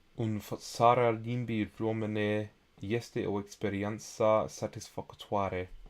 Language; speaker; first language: Romanian; non-native, learner; English